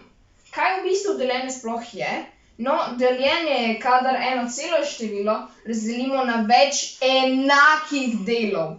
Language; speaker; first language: Slovenian; native; Slovenian